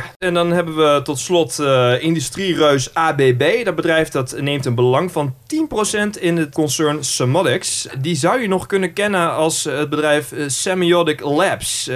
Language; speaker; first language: Dutch; native; Dutch